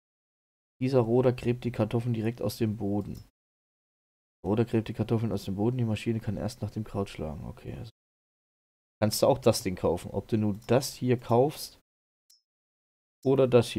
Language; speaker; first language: German; native; German